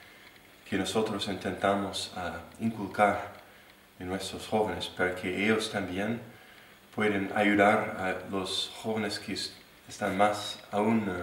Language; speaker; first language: Spanish; non-native, fluent; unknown